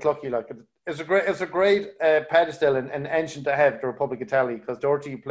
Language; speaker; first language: English; native; English